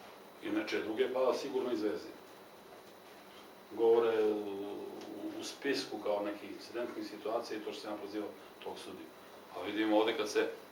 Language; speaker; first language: Serbian; native; Serbian